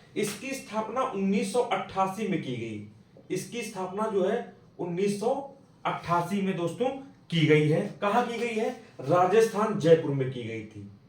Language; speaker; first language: Hindi; native; Hindi